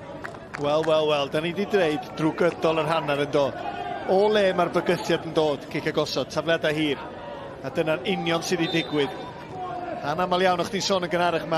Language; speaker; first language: Welsh; native; Welsh